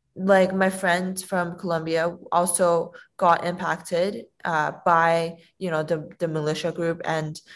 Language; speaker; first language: English; non-native, fluent; Chinese